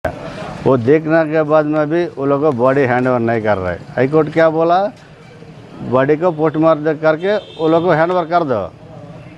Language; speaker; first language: Hindi; non-native, local second language; Telugu